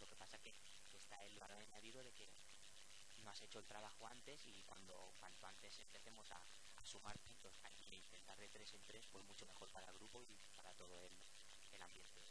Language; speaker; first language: Spanish; native; Spanish